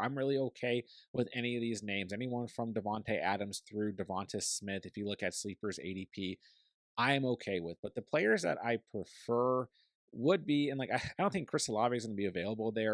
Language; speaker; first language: English; native; English